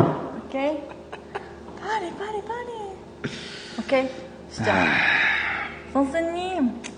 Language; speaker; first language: Korean; non-native, learner; Japanese